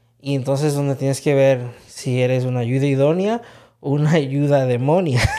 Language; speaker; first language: Spanish; early bilingual, heritage; Spanish